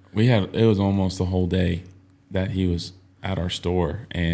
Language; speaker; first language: English; native; English